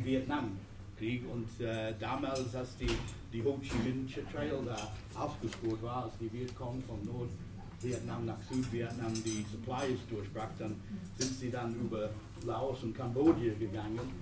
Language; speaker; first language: German; non-native, fluent; English